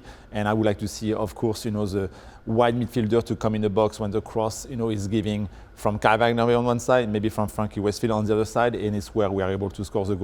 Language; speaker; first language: English; non-native, fluent; French